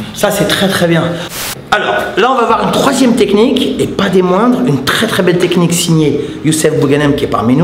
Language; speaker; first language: French; native; French